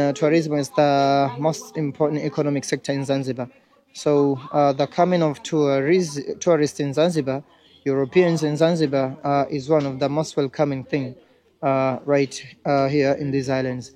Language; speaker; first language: English; non-native, fluent; Swahili